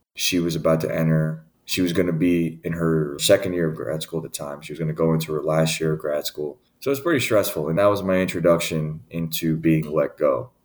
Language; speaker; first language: English; native; English